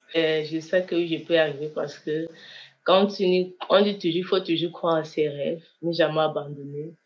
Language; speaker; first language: French; non-native, local second language; Kinyarwanda